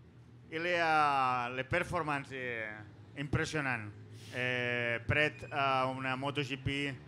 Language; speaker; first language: French; non-native, learner; Spanish